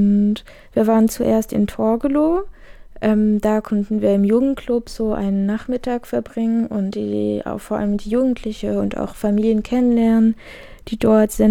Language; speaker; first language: German; native; German